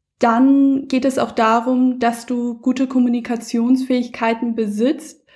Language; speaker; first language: German; early bilingual, other home language; Persian